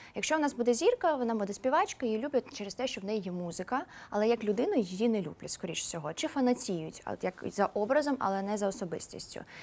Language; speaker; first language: Ukrainian; non-native, local second language; Russian